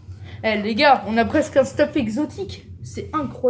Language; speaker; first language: French; native; French